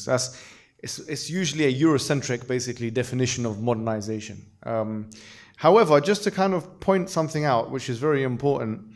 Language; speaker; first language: English; native; English